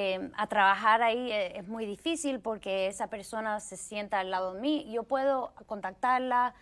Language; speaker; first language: Spanish; early bilingual, heritage; Spanish